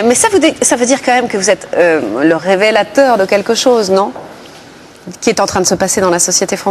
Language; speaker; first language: French; native; French